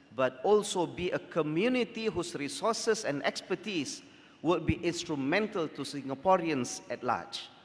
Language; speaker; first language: English; non-native, local second language; Malay